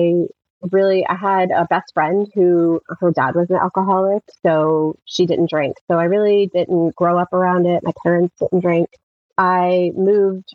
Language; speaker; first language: English; native; English